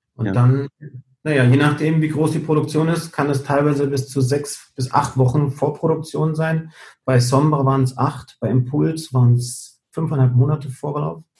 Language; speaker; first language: German; early bilingual, heritage; German